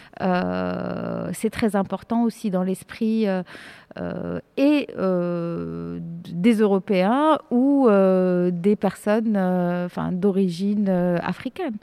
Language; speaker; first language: French; non-native, local second language; Arabic